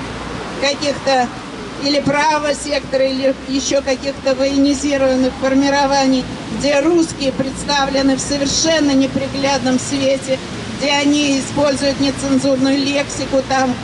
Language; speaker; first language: Russian; native; Russian